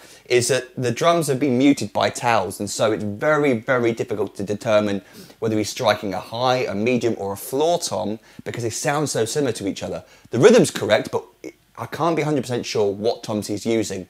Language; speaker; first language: English; native; English